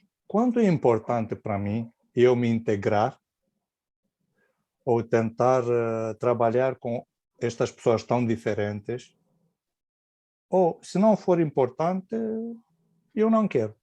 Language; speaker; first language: Portuguese; non-native, fluent; Romanian